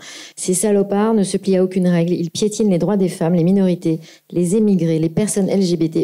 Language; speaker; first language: French; native; French